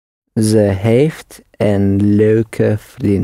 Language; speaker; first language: Dutch; non-native, learner; English